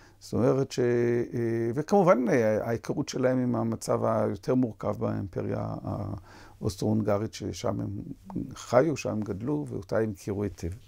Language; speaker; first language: Hebrew; native; Hebrew